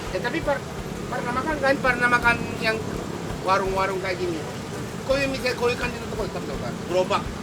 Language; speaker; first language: Indonesian; non-native, fluent; Japanese